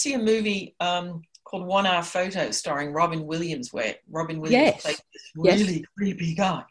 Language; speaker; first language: English; native; English